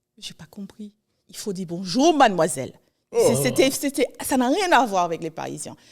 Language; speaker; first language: French; early bilingual, heritage; Haitian Creole